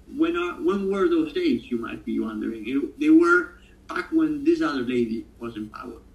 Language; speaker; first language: English; non-native, fluent; Italian